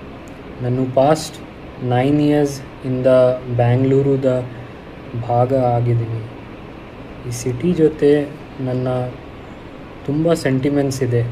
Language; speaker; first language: Kannada; non-native, local second language; Hindi